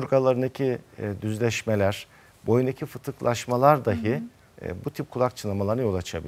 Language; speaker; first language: Turkish; native; Turkish